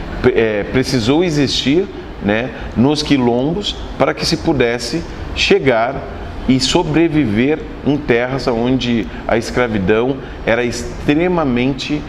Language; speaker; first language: Portuguese; native; Portuguese